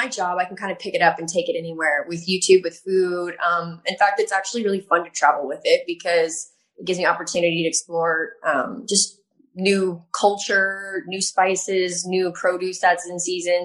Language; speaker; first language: English; native; English